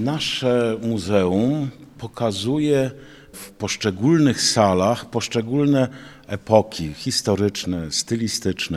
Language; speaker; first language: Polish; native; Polish